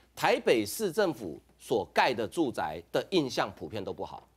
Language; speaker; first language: Chinese; non-native, local second language; Hakka Chinese